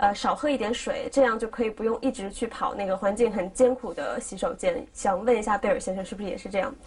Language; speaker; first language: Chinese; native; Chinese